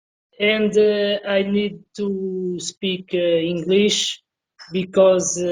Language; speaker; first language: English; non-native, learner; Portuguese